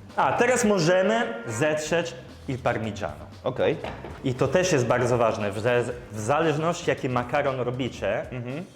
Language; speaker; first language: Polish; early bilingual, heritage; Italian